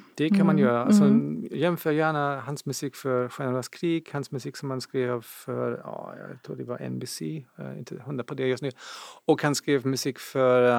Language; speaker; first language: Swedish; non-native, fluent; German